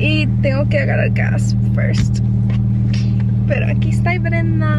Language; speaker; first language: Spanish; early bilingual, heritage; Spanish